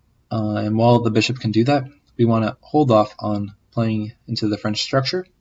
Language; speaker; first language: English; native; English